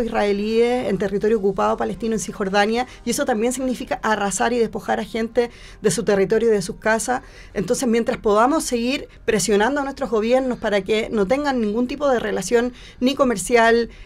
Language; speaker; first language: Spanish; native; Spanish